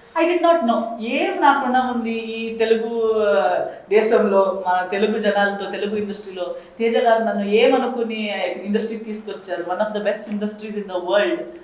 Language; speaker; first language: Telugu; non-native, fluent; Konkani